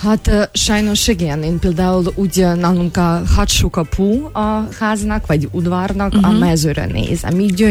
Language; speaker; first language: Hungarian; non-native, fluent; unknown